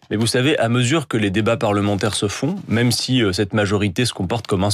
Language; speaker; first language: French; native; French